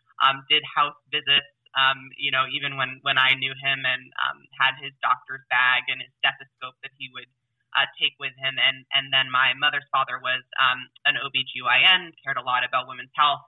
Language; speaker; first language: English; native; English